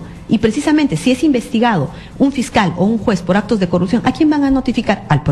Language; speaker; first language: Spanish; native; Spanish